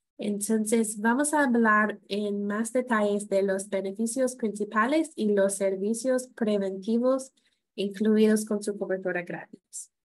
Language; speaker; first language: Spanish; non-native, fluent; English